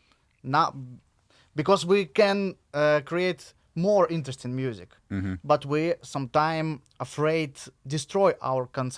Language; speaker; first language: English; non-native, learner; Russian